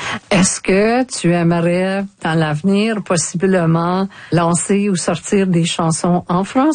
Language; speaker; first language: French; native; French